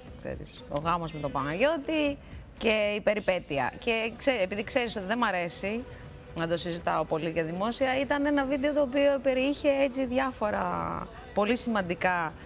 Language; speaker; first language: Greek; early bilingual, other home language; Russian